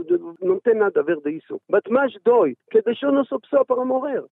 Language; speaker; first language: Portuguese; non-native, learner; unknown